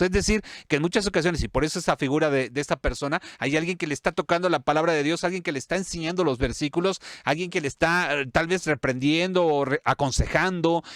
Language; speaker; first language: Spanish; native; Spanish